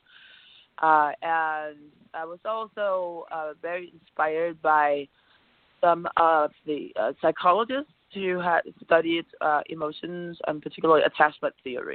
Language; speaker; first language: English; non-native, fluent; Danish